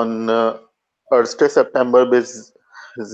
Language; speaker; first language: German; non-native, learner; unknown